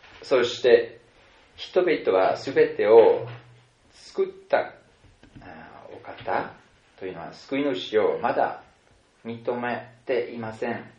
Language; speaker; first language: Japanese; non-native, fluent; German